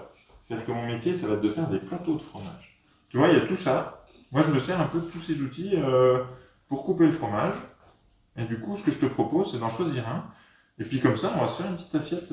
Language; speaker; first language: French; native; French